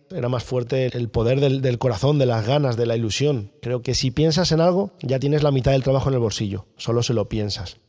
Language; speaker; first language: Spanish; native; Spanish